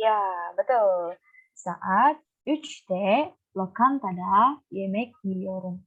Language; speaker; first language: Turkish; non-native, fluent; Indonesian